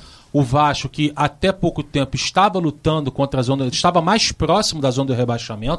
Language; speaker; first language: Portuguese; native; Portuguese